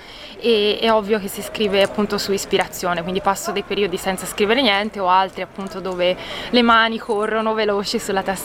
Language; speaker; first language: Italian; native; Italian